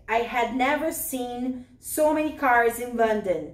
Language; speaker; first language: English; non-native, fluent; Portuguese